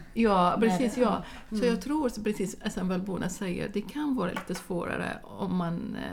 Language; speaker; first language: Swedish; non-native, fluent; Arabic